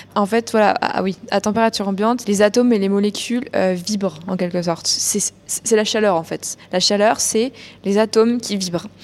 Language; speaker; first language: French; native; French